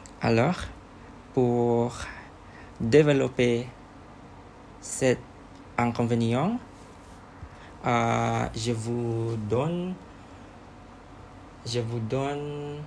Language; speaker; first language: French; non-native, learner; Indonesian